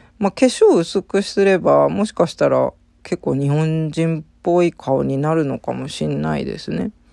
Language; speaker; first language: Japanese; native; Japanese